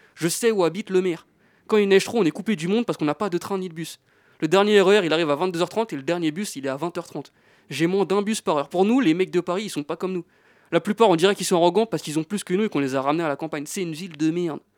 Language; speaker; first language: French; native; French